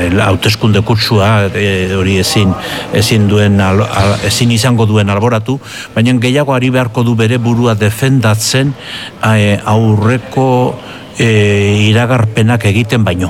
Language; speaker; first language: Basque; native; Basque